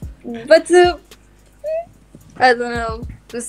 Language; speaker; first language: English; non-native, learner; Romanian